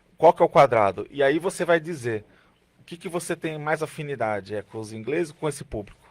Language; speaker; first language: Portuguese; native; Portuguese